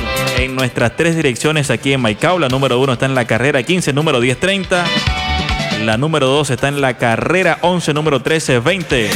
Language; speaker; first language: Spanish; native; Spanish